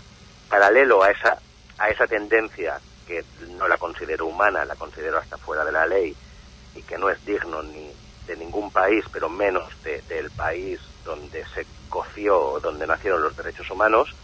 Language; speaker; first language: Spanish; native; Spanish